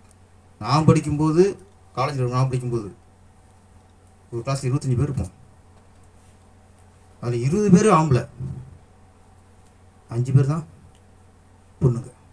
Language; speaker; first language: Tamil; native; Tamil